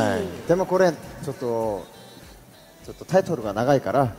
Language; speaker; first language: Japanese; non-native, fluent; Korean